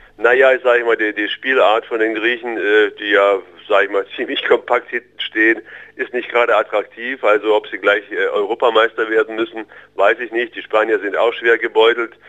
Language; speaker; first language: German; early bilingual, other home language; Russian